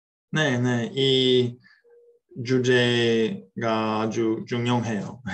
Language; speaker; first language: Korean; non-native, learner; English